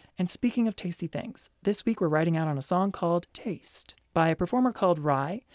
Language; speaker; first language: English; native; English